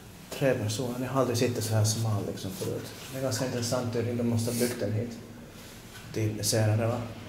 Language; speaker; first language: Swedish; non-native, local second language; Finnish